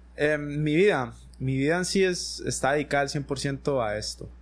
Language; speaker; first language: Spanish; native; Spanish